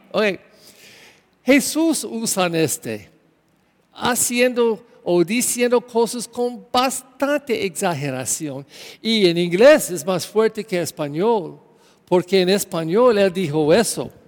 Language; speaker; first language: Spanish; non-native, learner; English